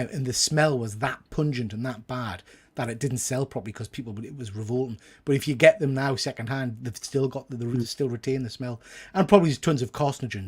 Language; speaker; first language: English; native; English